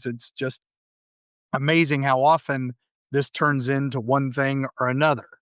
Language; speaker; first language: English; native; English